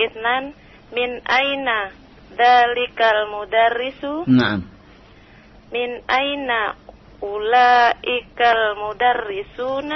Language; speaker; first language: Arabic; non-native, learner; Indonesian